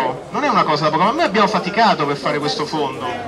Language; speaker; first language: Italian; native; Italian